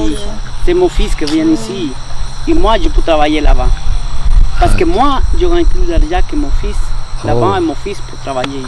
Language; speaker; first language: French; non-native, learner; Spanish